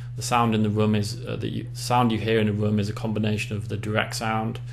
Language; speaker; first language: English; native; English